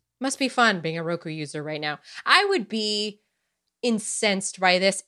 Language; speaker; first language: English; early bilingual, other home language; Romanian